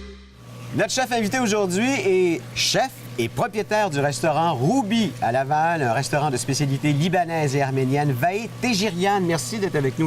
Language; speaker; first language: French; native; French